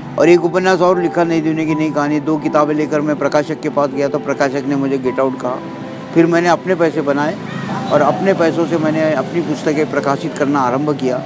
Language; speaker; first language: Hindi; non-native, local second language; Marathi